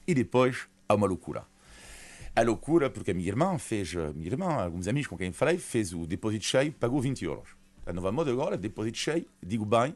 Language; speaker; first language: Portuguese; non-native, fluent; French